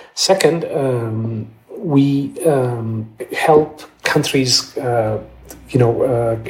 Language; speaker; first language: English; non-native, fluent; Amharic